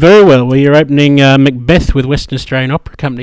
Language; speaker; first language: English; native; English